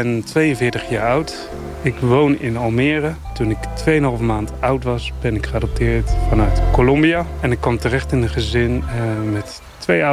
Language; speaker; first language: Dutch; native; Dutch